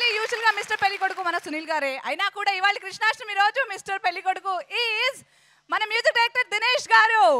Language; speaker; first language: Telugu; native; Telugu